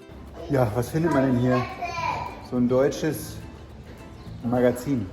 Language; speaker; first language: German; native; German